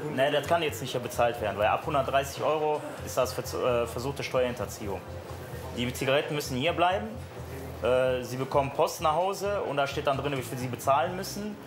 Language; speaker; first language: German; native; German